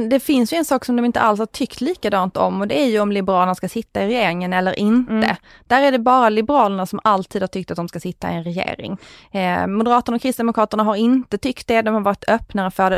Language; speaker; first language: Swedish; native; Swedish